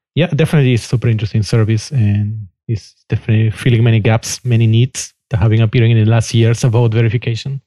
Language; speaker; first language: English; non-native, fluent; Spanish